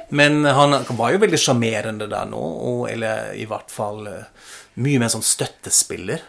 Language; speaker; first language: Norwegian; non-native, fluent; German